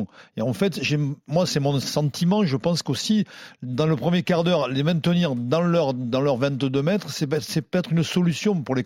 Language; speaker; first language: French; native; French